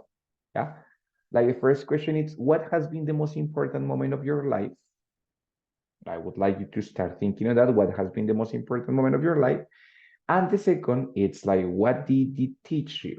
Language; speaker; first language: English; non-native, fluent; Spanish